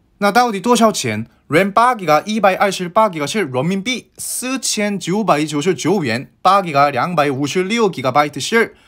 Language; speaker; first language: Chinese; non-native, fluent; Korean